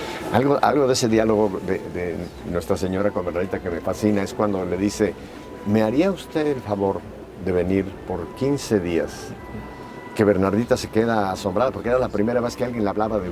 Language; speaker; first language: Spanish; native; Spanish